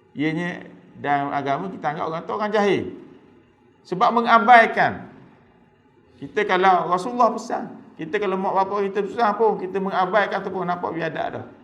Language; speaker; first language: Malay; native; Malay